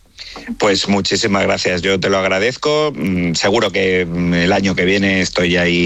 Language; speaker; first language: Spanish; native; Spanish